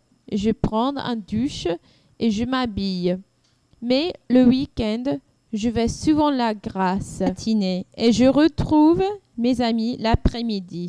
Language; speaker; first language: French; non-native, learner; English